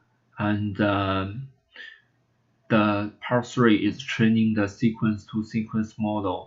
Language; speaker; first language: English; non-native, learner; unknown